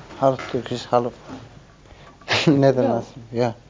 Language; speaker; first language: Dutch; non-native, learner; Turkish